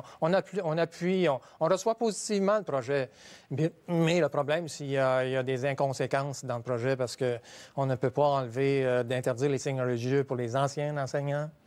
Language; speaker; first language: French; native; French